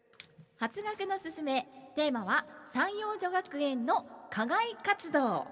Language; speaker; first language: Japanese; native; Japanese